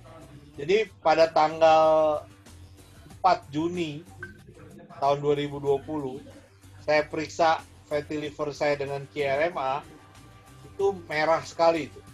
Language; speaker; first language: Indonesian; native; Indonesian